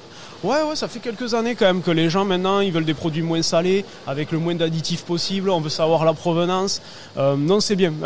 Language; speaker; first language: French; native; French